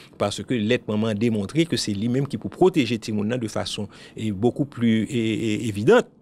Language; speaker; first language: French; non-native, local second language; Haitian Creole